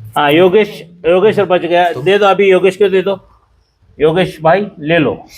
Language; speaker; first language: Hindi; non-native, local second language; Marathi